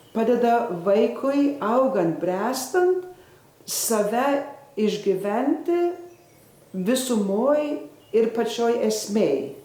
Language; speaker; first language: Lithuanian; early bilingual, heritage; Lithuanian